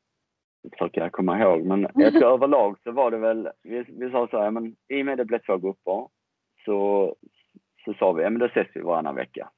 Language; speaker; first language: Swedish; native; Swedish